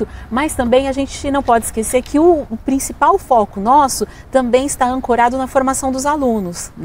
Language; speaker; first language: Portuguese; native; Portuguese